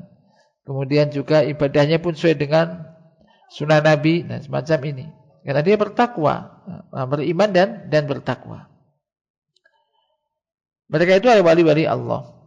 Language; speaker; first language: Indonesian; native; Indonesian